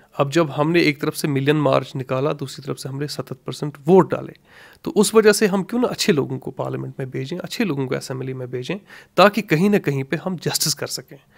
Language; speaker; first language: Urdu; non-native, local second language; Kashmiri